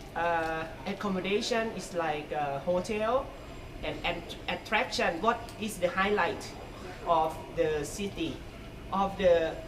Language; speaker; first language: English; non-native, learner; Thai